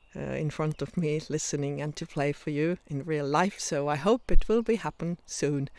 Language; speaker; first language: English; non-native, fluent; Estonian